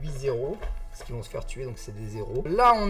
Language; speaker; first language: French; native; French